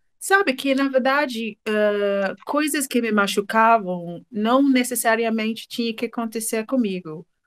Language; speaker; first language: Portuguese; non-native, fluent; English